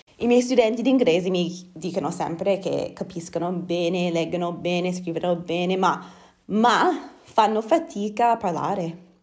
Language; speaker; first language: Italian; non-native, fluent; English